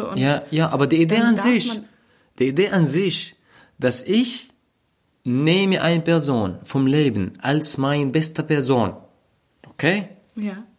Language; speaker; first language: German; non-native, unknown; Arabic